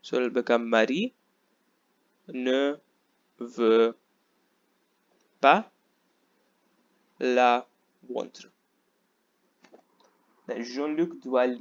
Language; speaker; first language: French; non-native, fluent; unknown